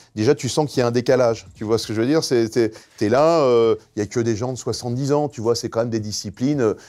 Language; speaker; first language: French; native; French